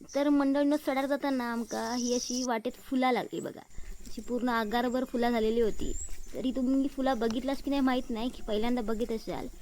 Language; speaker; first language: Marathi; non-native, local second language; Konkani